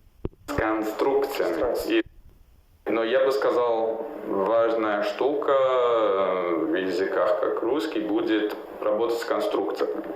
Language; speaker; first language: Russian; non-native, fluent; Italian